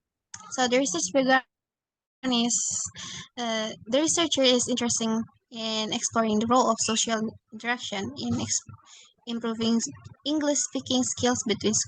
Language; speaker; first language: English; non-native, learner; Indonesian